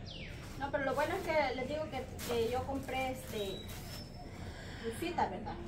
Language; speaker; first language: Spanish; native; Spanish